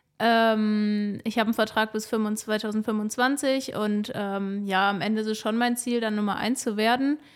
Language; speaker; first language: German; native; German